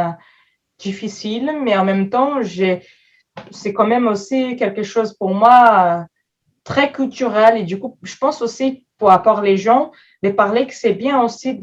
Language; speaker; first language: French; non-native, fluent; Portuguese